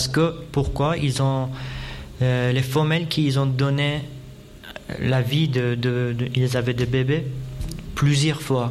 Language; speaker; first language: French; non-native, fluent; Persian